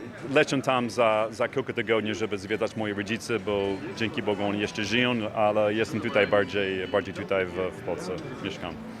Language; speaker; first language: Polish; non-native, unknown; English